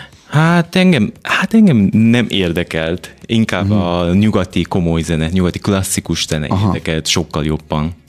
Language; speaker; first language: Hungarian; non-native, fluent; Japanese